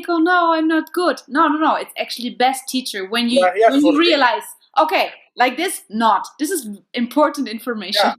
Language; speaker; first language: English; non-native, fluent; German